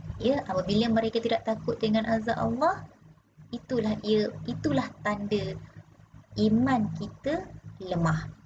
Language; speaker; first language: Malay; native; Malay